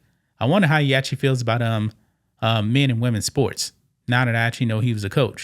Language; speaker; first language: English; native; English